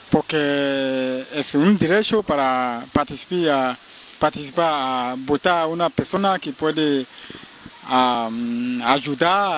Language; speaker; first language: Spanish; non-native, local second language; French